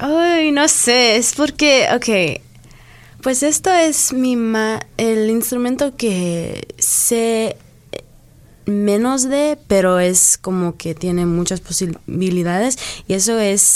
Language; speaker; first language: Spanish; early bilingual, heritage; English